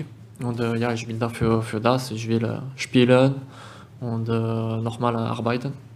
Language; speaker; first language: German; non-native, learner; French